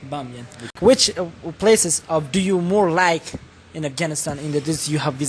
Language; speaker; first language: English; non-native, learner; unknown